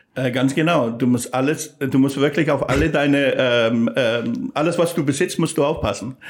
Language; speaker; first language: German; non-native, fluent; English